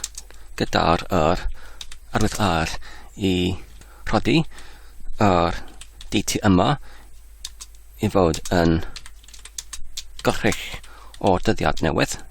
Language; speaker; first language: Welsh; non-native, learner; English